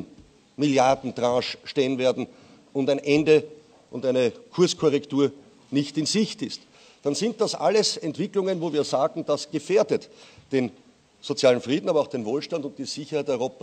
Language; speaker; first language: German; native; German